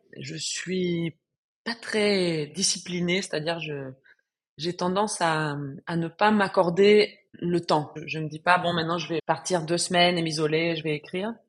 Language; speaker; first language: French; non-native, fluent; Spanish